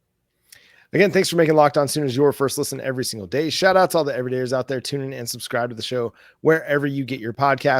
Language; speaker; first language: English; native; English